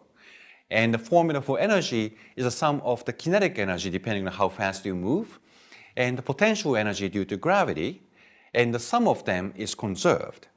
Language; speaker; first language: English; non-native, fluent; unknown